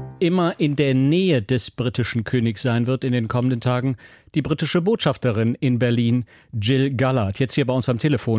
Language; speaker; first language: German; native; German